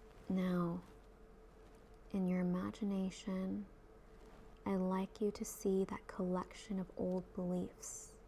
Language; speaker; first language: English; native; English